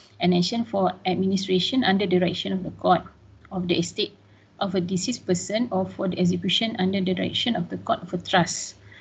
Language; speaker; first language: English; non-native, local second language; Malay